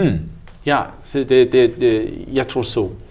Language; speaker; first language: Swedish; non-native, learner; English